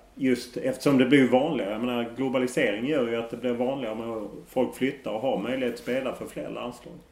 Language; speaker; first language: Swedish; native; Swedish